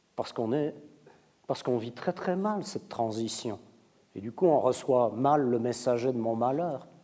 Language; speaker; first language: French; native; French